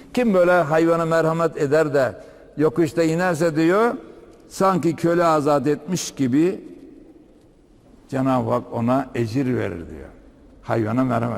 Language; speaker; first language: Turkish; native; Turkish